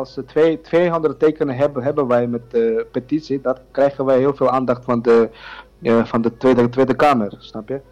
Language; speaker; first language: Dutch; non-native, learner; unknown